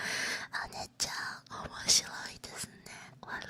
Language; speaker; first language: Japanese; non-native, learner; Chinese